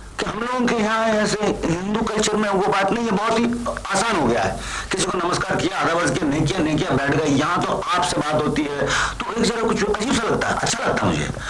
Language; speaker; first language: Hindi; non-native, local second language; Bangla